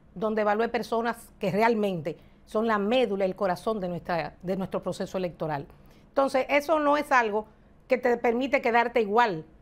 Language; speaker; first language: Spanish; native; Spanish